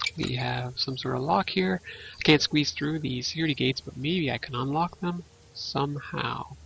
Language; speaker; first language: English; native; English